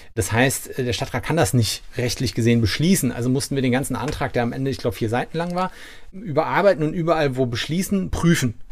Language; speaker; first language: German; native; German